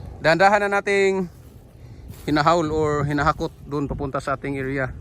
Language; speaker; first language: Filipino; native; Filipino